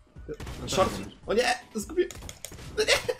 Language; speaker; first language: Polish; native; Polish